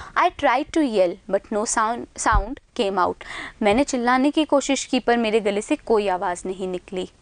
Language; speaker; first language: Hindi; native; Hindi